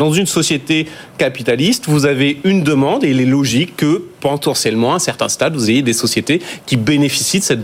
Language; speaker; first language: French; native; French